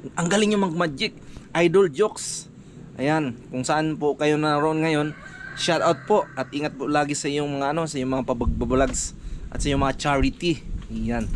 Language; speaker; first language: Filipino; non-native, local second language; Cebuano